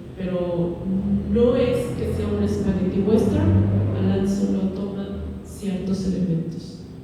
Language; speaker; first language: Spanish; native; Spanish